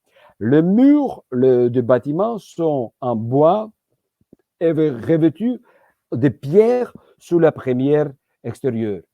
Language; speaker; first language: French; non-native, fluent; Georgian